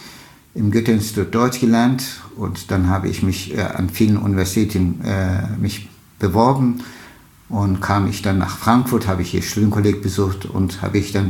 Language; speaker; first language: German; non-native, fluent; Turkish